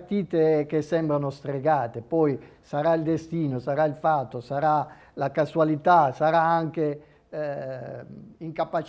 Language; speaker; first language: Italian; native; Italian